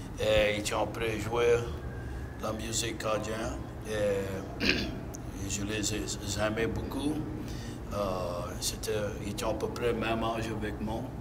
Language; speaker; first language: French; non-native, local second language; English